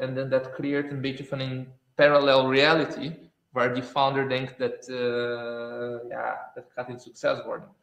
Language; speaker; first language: Dutch; non-native, fluent; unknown